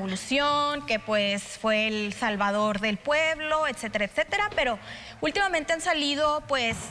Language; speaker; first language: Spanish; native; Spanish